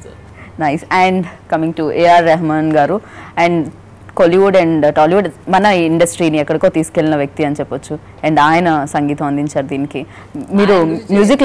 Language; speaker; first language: Telugu; native; Telugu